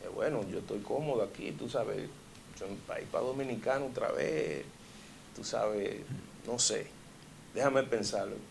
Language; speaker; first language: Spanish; early bilingual, heritage; Spanish